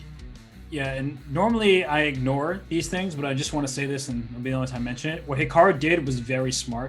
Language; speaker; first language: English; native; English